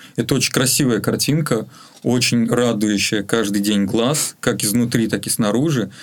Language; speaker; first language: Russian; native; Russian